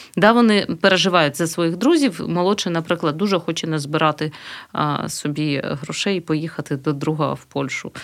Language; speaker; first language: Ukrainian; native; Ukrainian